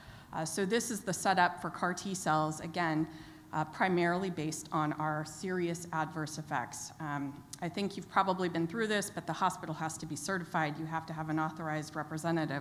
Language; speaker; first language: English; native; English